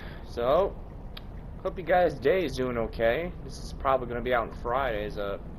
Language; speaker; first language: English; native; English